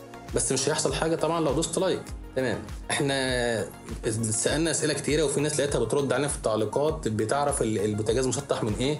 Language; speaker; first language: Arabic; native; Arabic